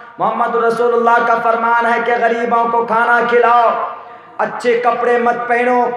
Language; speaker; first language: Urdu; native; Urdu